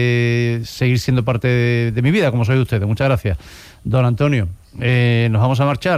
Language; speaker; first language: Spanish; native; Spanish